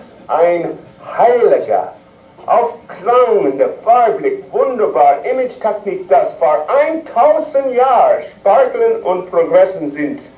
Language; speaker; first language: German; non-native, learner; English